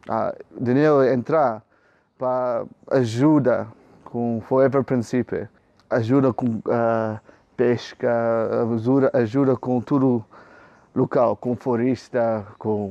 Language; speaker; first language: Portuguese; non-native, learner; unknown